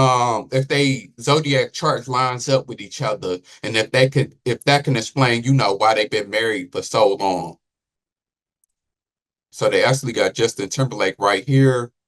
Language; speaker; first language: English; native; English